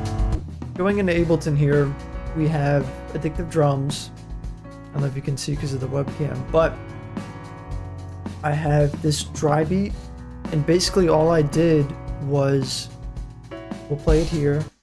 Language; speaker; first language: English; native; English